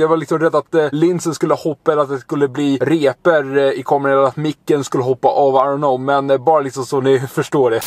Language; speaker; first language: Swedish; native; Swedish